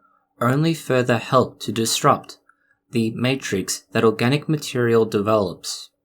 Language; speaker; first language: English; native; English